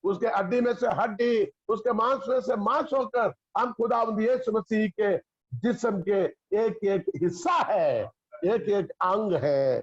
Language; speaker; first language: Hindi; non-native, local second language; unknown